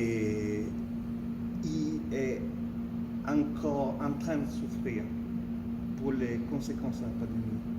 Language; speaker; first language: French; non-native, fluent; Italian